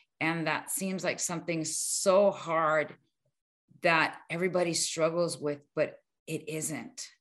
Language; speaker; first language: English; early bilingual, other home language; Spanish